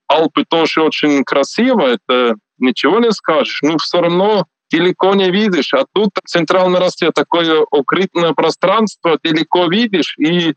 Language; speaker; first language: Russian; non-native, learner; Swiss German